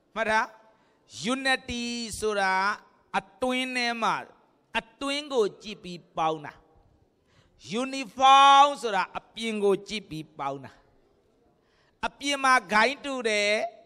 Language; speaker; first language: Burmese; non-native, local second language; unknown